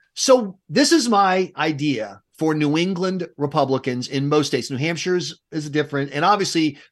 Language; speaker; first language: English; native; English